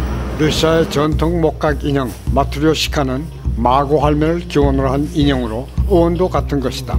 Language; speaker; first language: Korean; native; Korean